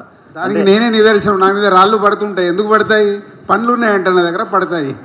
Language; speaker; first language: Telugu; native; Telugu